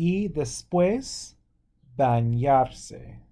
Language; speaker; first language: Spanish; non-native, fluent; English